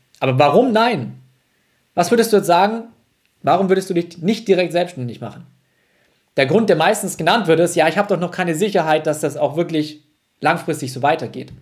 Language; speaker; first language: German; native; German